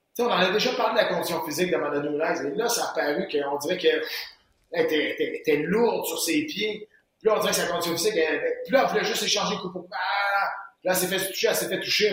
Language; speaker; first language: French; native; French